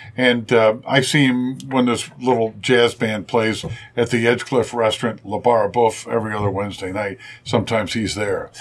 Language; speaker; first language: English; native; English